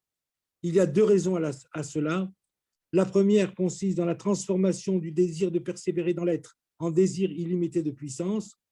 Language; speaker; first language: French; native; French